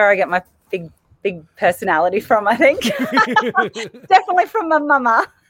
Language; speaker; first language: English; native; English